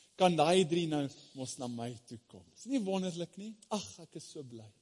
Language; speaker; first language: Afrikaans; non-native, fluent; English